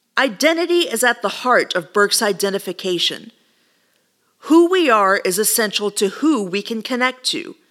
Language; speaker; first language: English; native; English